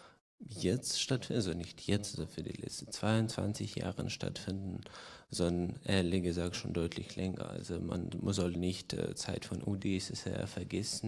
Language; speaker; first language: German; non-native, fluent; Russian